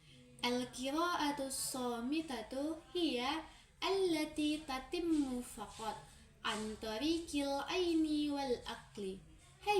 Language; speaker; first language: Arabic; non-native, learner; Indonesian